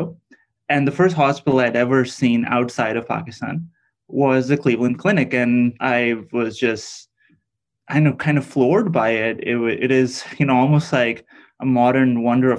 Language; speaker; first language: English; non-native, local second language; Urdu